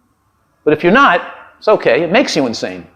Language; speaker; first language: English; native; English